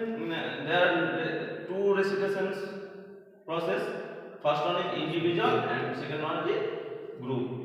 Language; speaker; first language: English; non-native, local second language; Bangla